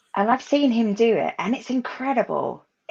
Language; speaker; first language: English; native; English